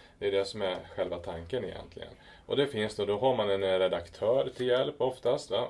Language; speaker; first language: Swedish; native; Swedish